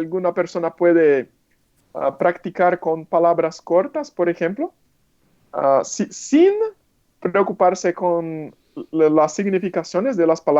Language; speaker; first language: Spanish; non-native, fluent; Portuguese